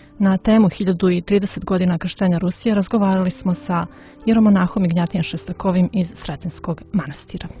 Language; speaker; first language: Serbian; native; Serbian